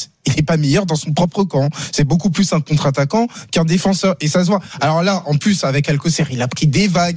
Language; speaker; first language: French; native; French